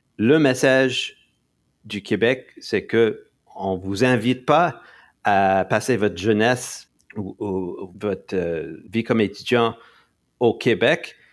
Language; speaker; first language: French; non-native, local second language; English